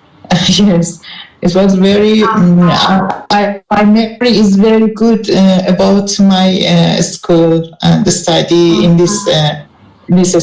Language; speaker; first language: English; non-native, learner; Persian